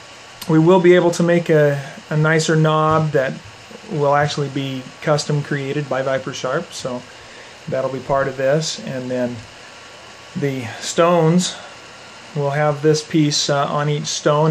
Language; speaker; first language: English; native; English